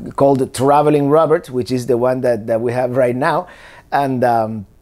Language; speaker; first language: English; non-native, fluent; Spanish